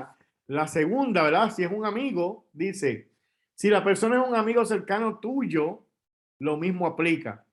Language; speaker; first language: Spanish; native; Spanish